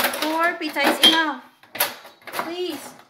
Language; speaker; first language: English; non-native, learner; Indonesian